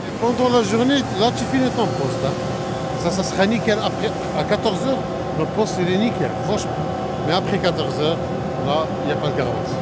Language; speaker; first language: French; native; French